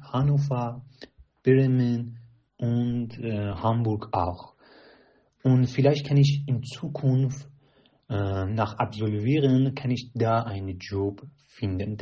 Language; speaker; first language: German; non-native, fluent; Persian